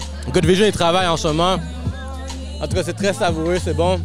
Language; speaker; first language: French; native; French